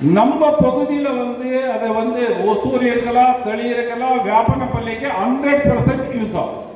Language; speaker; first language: Tamil; non-native, local second language; Kannada